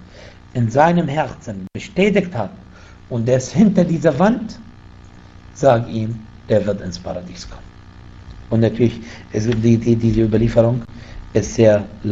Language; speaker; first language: German; non-native, fluent; Arabic